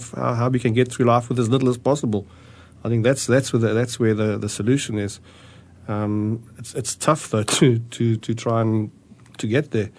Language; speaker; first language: English; early bilingual, other home language; German